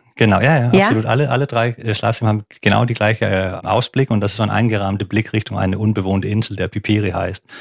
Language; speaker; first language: German; non-native, fluent; Danish